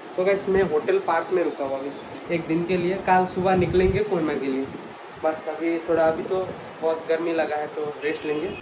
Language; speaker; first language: Hindi; non-native, local second language; Assamese